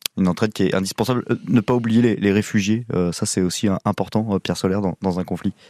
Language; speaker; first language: French; native; French